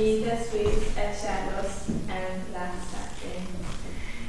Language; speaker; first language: Spanish; non-native, learner; Hungarian